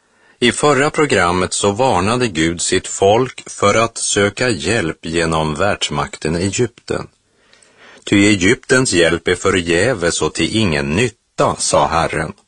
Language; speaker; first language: Swedish; native; Swedish